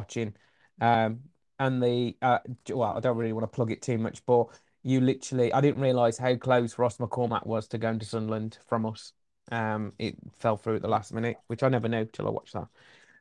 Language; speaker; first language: English; native; English